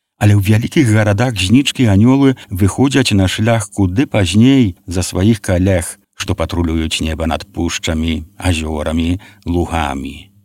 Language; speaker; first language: Belarusian; native; Belarusian